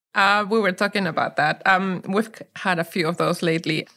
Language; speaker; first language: English; non-native, fluent; Spanish